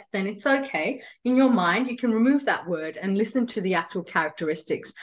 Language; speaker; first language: English; non-native, local second language; Hindi